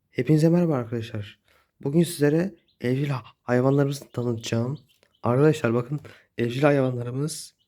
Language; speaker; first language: Turkish; native; Turkish